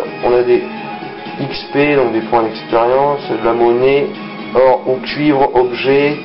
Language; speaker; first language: French; native; French